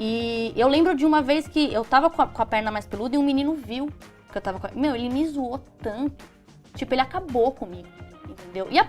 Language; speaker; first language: Portuguese; native; Portuguese